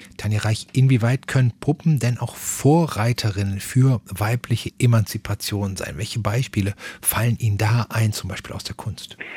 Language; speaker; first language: German; native; German